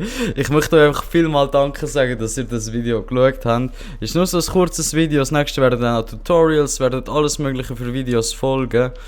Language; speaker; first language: German; non-native, local second language; Swiss German